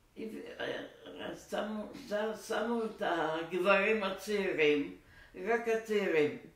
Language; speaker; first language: Hebrew; non-native, fluent; Arabic